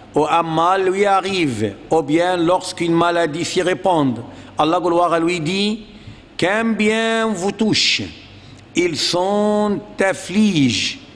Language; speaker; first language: French; non-native, fluent; Arabic